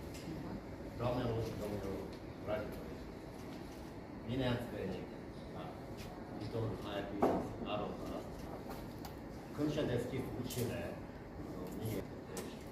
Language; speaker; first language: Romanian; non-native, fluent; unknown